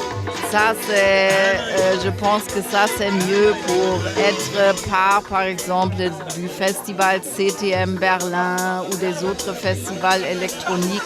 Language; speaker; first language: French; non-native, fluent; German